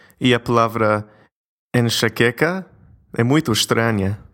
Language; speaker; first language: Portuguese; non-native, learner; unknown